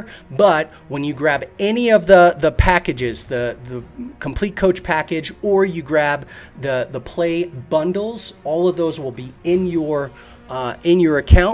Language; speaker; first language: English; native; English